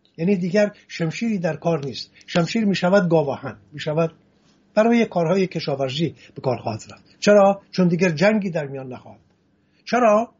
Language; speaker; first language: Persian; non-native, local second language; Assyrian Neo-Aramaic